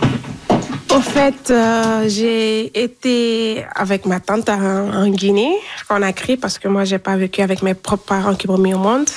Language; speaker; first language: French; non-native, local second language; Fula